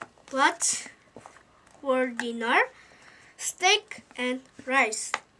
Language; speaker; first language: English; non-native, learner; Korean